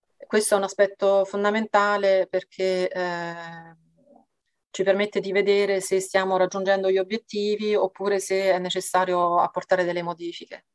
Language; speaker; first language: Italian; native; Italian